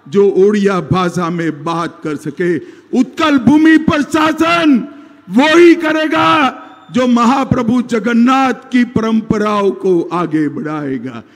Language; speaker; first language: Hindi; non-native, local second language; Gujarati